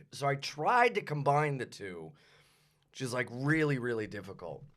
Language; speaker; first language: English; native; English